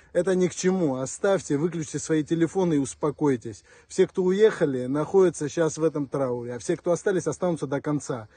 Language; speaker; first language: Russian; non-native, local second language; Armenian